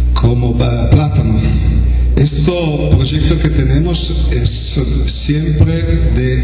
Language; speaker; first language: Spanish; non-native, learner; Italian